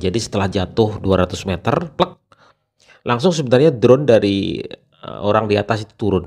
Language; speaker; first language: Indonesian; native; Indonesian